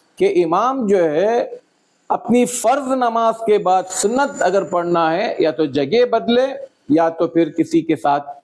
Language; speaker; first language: Urdu; native; Urdu